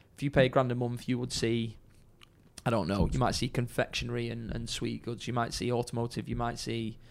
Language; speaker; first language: English; native; English